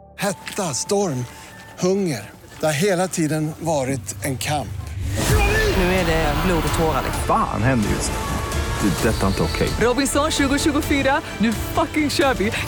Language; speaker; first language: Swedish; native; Swedish